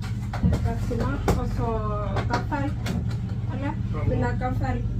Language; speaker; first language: Norwegian; non-native, learner; Thai